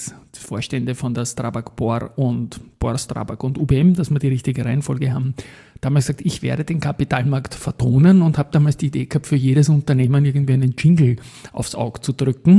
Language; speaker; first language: German; native; German